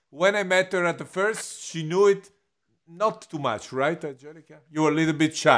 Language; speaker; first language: English; non-native, fluent; Italian